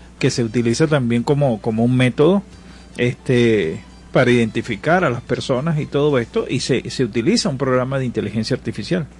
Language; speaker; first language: Spanish; native; Spanish